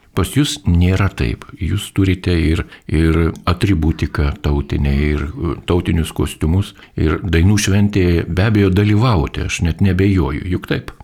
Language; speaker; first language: Lithuanian; native; Lithuanian